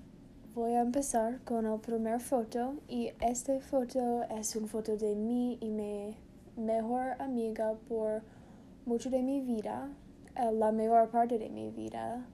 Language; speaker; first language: Spanish; non-native, learner; English